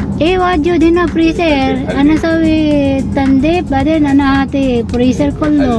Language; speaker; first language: Arabic; non-native, learner; Filipino